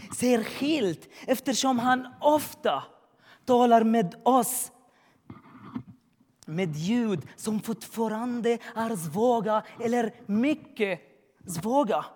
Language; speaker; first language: Swedish; non-native, learner; Arabic